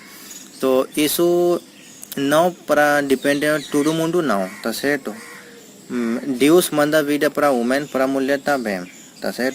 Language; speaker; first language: Portuguese; non-native, learner; Hindi